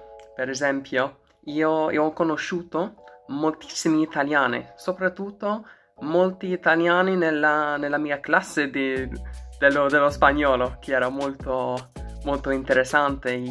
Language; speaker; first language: Italian; non-native, learner; English